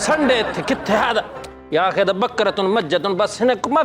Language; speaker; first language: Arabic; non-native, learner; Punjabi